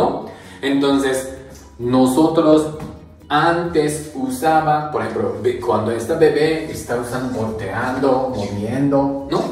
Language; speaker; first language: Spanish; non-native, learner; Japanese